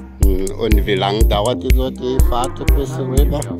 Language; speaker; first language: German; non-native, learner; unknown